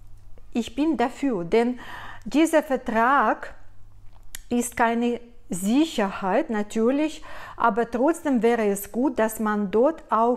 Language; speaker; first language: German; non-native, fluent; Russian